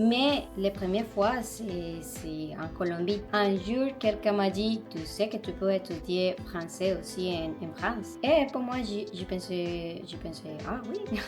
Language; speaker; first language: French; non-native, learner; Spanish